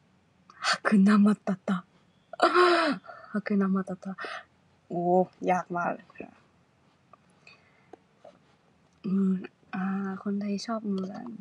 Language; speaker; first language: Thai; non-native, learner; Japanese